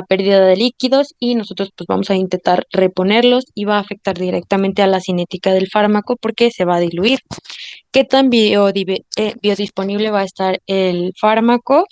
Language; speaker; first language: Spanish; native; Spanish